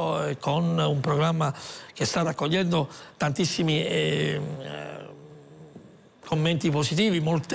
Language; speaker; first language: Italian; native; Italian